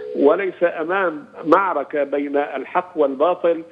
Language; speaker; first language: Arabic; non-native, fluent; Turkish